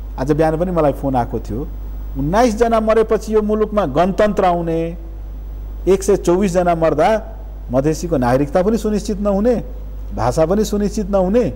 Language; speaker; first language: Nepali; non-native, local second language; Maithili